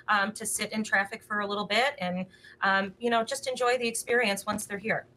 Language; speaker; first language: English; native; English